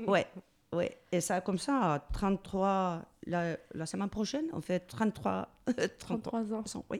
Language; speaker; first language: French; non-native, learner; Spanish